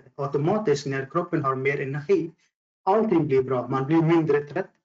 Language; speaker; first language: Swedish; non-native, fluent; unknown